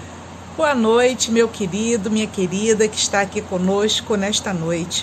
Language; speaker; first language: Portuguese; native; Portuguese